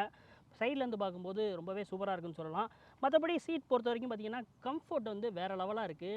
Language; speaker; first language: Tamil; native; Tamil